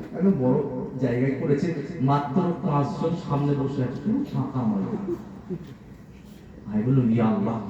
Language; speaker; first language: Bangla; native; Bangla